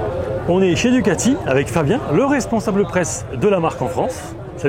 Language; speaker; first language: French; native; French